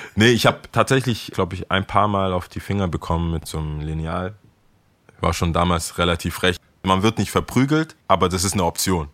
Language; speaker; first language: German; early bilingual, other home language; Akan